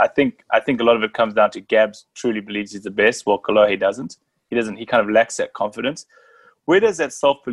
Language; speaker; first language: English; native; English